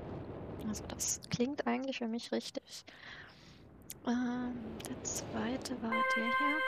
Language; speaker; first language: German; native; German